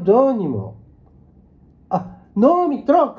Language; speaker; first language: Portuguese; non-native, learner; Japanese